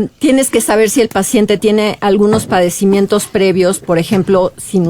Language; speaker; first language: Spanish; native; Spanish